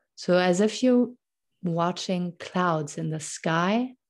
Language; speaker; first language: English; non-native, fluent; German